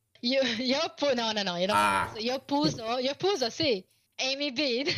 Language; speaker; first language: Spanish; non-native, learner; Portuguese